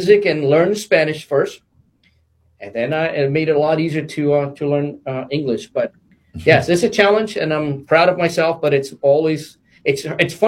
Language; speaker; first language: English; non-native, fluent; Portuguese